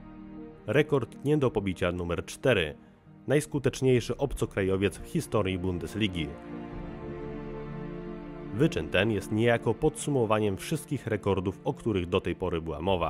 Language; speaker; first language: Polish; native; Polish